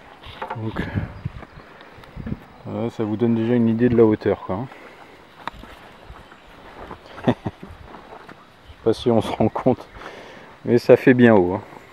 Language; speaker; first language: French; native; French